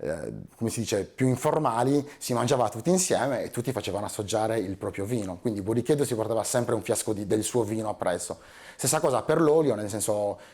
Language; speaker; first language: Italian; native; Italian